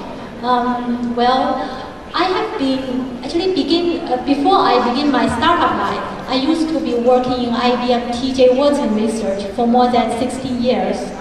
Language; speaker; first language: English; non-native, fluent; Chinese